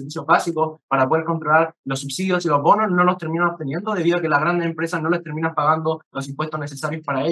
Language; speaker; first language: Spanish; native; Spanish